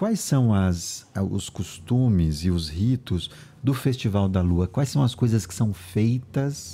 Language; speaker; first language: Portuguese; non-native, learner; Chinese